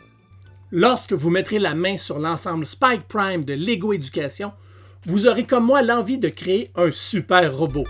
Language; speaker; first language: French; native; French